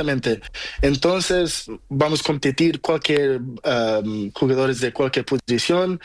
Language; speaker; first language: Spanish; non-native, learner; Portuguese